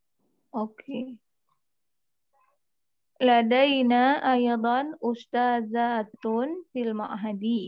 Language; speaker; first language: Arabic; non-native, learner; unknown